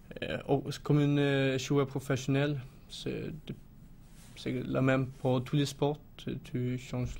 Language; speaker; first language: French; non-native, learner; Swedish